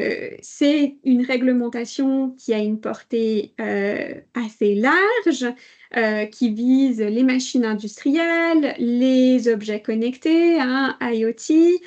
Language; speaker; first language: French; native; French